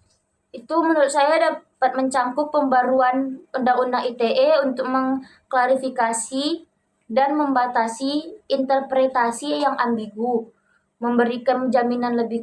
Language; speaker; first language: Indonesian; native; Indonesian